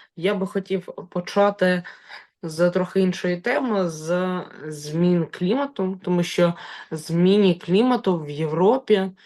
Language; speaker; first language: Ukrainian; native; Ukrainian